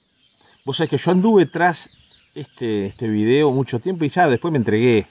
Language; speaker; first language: Spanish; native; Spanish